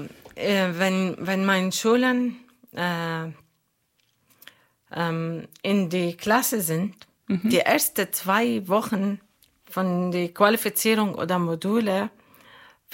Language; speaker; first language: German; non-native, learner; Arabic